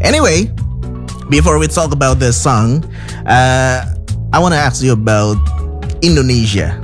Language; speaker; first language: English; non-native, fluent; Indonesian